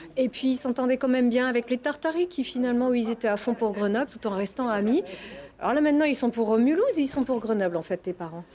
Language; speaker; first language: French; native; French